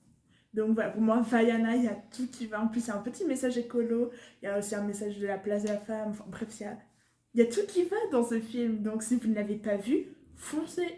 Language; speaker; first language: French; native; French